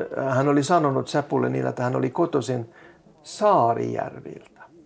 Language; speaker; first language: Finnish; non-native, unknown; Norwegian